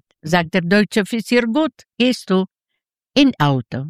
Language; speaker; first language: German; non-native, learner; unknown